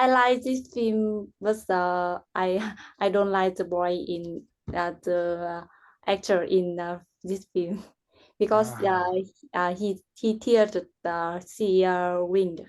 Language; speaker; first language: English; non-native, learner; Vietnamese